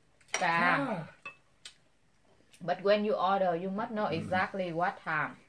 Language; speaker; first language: English; non-native, learner; Vietnamese